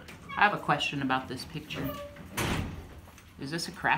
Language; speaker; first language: English; native; English